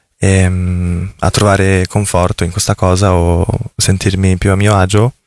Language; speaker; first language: Italian; native; Italian